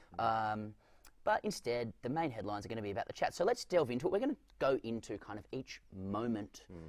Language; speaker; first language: English; native; English